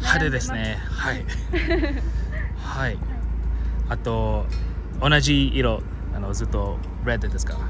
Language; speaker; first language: Japanese; non-native, fluent; English